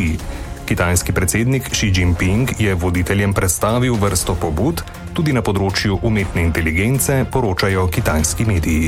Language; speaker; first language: Slovenian; native; Slovenian